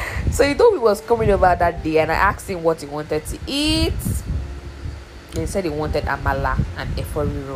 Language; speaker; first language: English; non-native, local second language; Yoruba